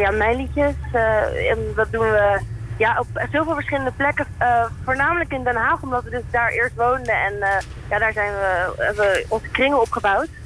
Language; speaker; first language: Dutch; native; Dutch